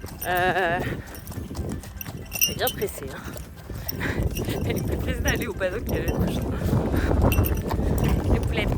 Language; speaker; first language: French; native; French